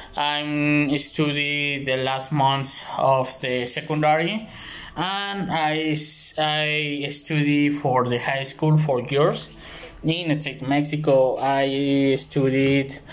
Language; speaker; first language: English; non-native, learner; Spanish